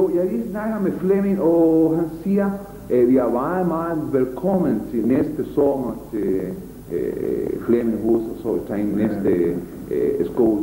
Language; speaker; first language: Danish; non-native, learner; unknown